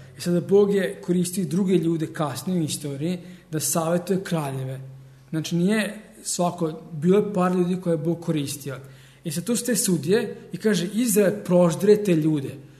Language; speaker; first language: Serbian; early bilingual, heritage; Serbian